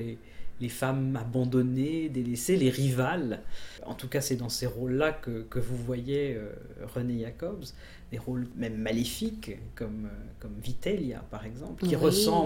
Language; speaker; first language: French; native; French